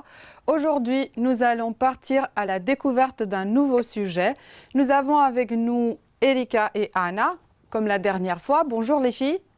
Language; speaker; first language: French; non-native, fluent; Romanian